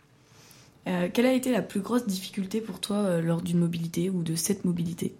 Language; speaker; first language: French; native; French